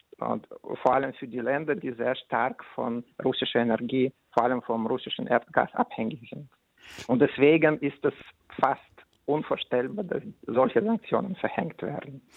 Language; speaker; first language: German; non-native, fluent; Russian